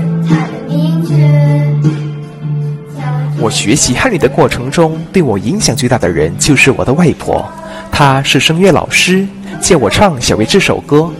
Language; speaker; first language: Chinese; non-native, fluent; Indonesian